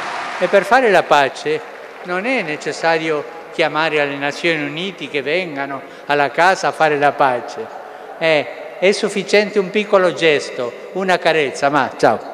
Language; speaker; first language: Italian; early bilingual, heritage; Spanish